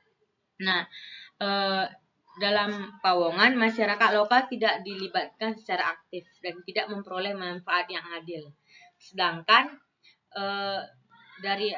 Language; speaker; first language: Indonesian; non-native, local second language; Balinese